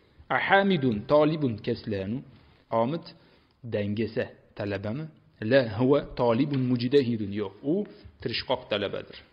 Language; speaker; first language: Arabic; non-native, fluent; Uzbek